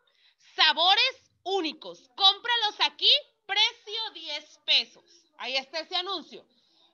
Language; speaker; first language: Spanish; native; Spanish